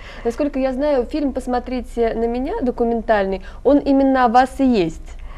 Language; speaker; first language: Russian; native; Russian